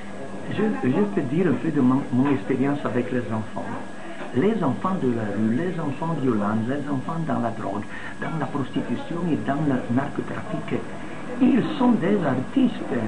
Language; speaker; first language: French; non-native, fluent; Italian